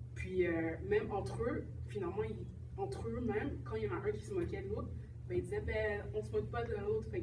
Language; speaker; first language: French; native; French